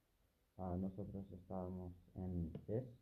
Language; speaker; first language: Spanish; non-native, learner; English